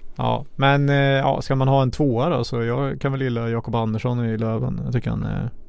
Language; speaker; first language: Swedish; native; Swedish